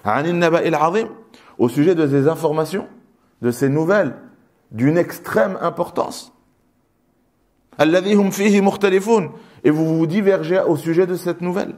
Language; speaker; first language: French; native; French